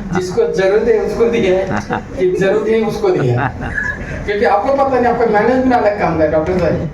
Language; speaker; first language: Hindi; non-native, local second language; Marathi